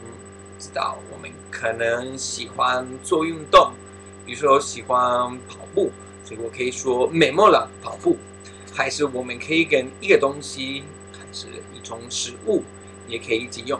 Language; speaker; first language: Chinese; non-native, fluent; Spanish